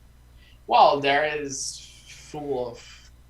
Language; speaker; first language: English; non-native, fluent; Portuguese